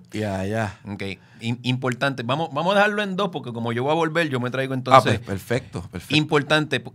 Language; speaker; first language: Spanish; native; Spanish